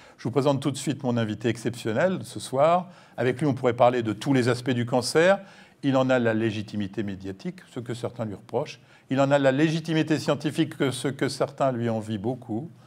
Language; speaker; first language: French; native; French